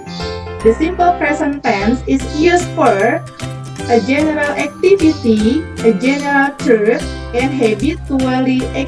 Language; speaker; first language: English; non-native, fluent; Indonesian